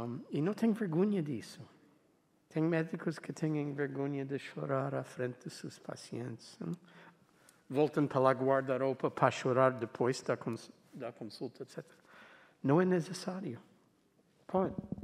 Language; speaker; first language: Portuguese; non-native, fluent; English